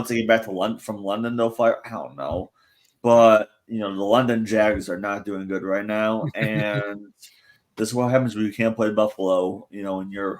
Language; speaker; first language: English; native; English